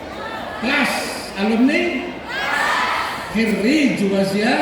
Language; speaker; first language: Indonesian; non-native, local second language; Sasak